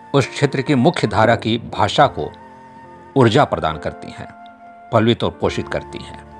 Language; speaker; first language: Hindi; non-native, local second language; Bhojpuri